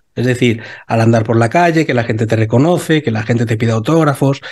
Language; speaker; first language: Spanish; native; Spanish